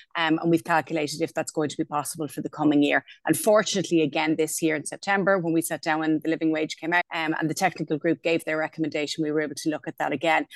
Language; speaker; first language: English; native; English